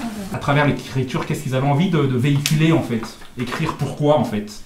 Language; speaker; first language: French; native; French